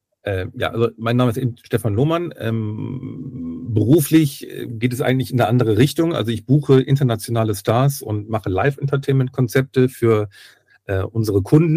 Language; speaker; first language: German; native; German